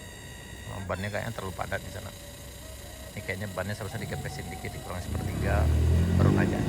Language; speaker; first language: Indonesian; non-native, local second language; Minangkabau